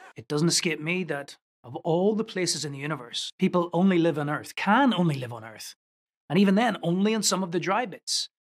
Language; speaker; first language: English; native; English